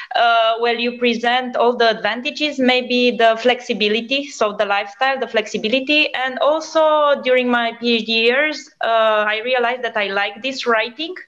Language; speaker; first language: English; non-native, fluent; Romanian